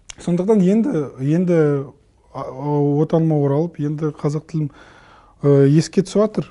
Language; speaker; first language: Kazakh; non-native, local second language; Russian